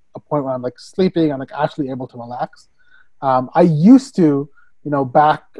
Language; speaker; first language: English; native; English